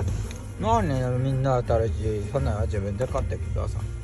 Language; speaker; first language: Japanese; native; Japanese